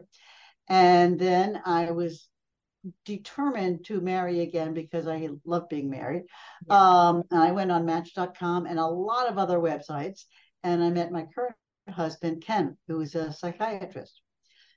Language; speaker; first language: English; native; English